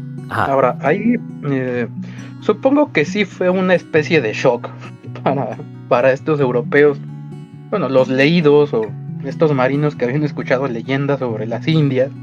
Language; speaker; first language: Spanish; native; Spanish